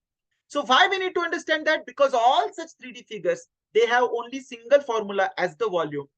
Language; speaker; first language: English; non-native, local second language; Hindi